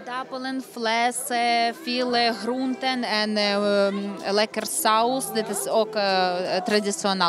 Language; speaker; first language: Dutch; non-native, learner; Ukrainian